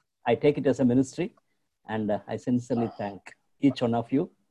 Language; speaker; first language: English; non-native, local second language; Tamil